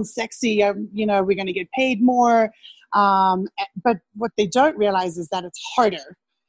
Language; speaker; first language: English; native; English